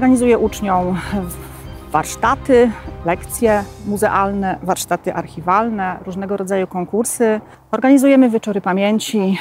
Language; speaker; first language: Polish; native; Polish